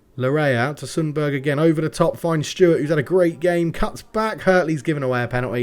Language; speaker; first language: English; native; English